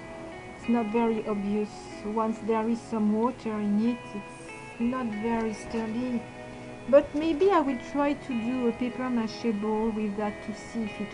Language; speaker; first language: English; non-native, fluent; French